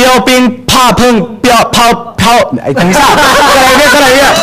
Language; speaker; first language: Chinese; native; Chinese